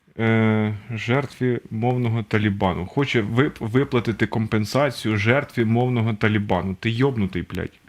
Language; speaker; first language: Ukrainian; native; Ukrainian